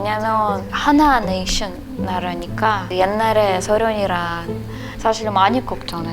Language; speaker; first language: Korean; non-native, learner; Russian